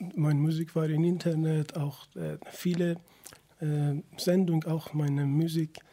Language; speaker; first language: German; non-native, fluent; Persian